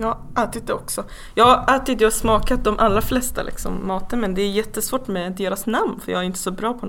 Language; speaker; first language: Swedish; non-native, fluent; Persian